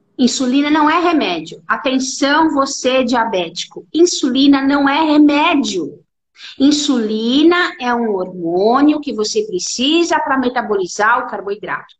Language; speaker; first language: Portuguese; native; Portuguese